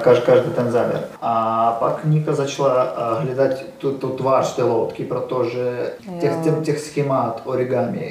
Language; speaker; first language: Czech; non-native, learner; Russian